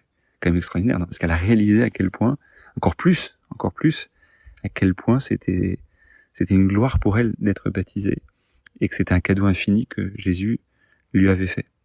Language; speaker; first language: French; native; French